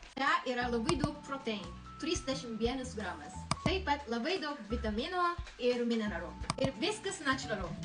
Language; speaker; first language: Lithuanian; non-native, learner; Japanese